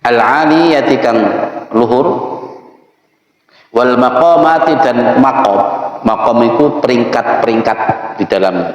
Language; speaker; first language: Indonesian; non-native, local second language; Javanese